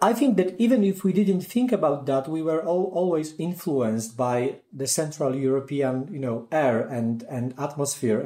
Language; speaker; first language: English; non-native, fluent; Polish